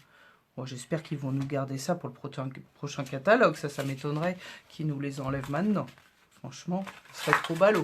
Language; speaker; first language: French; native; French